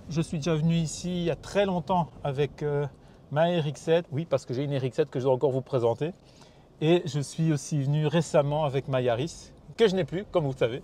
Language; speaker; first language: French; native; French